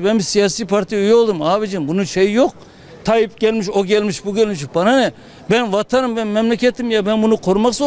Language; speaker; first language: Turkish; native; Turkish